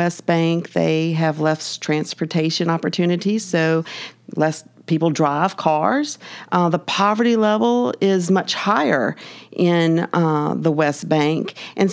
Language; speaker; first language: English; native; English